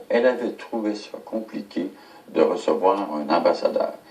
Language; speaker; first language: French; native; French